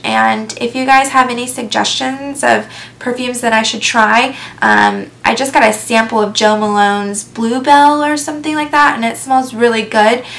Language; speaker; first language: English; native; English